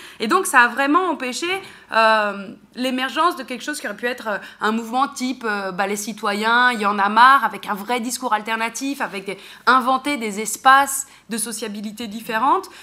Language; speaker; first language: French; native; French